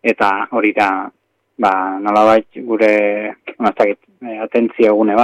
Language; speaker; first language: Basque; native; Basque